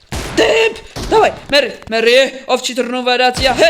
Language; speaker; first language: Armenian; native; Armenian